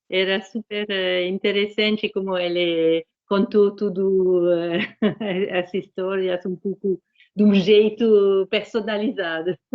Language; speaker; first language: Portuguese; non-native, fluent; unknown